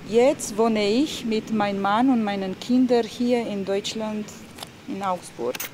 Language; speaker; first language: German; non-native, learner; Romanian